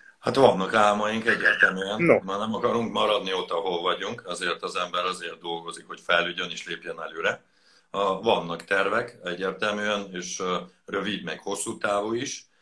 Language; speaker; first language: Hungarian; non-native, fluent; Russian